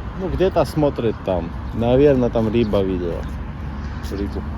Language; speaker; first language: Russian; non-native, learner; Georgian